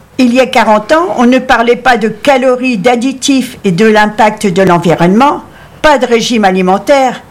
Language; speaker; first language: French; native; French